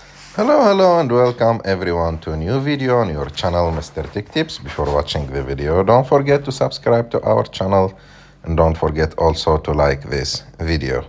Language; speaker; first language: English; non-native, fluent; French